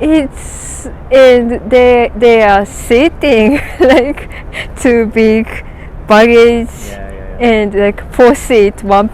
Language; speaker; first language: English; non-native, learner; Japanese